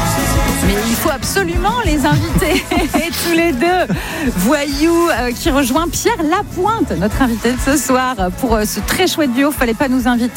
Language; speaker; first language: French; native; French